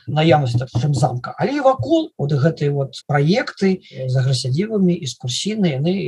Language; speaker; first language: Belarusian; non-native, local second language; Russian